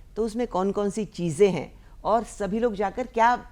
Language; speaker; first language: Hindi; non-native, local second language; Marathi